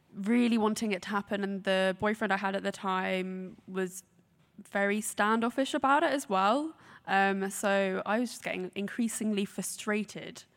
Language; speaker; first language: English; native; English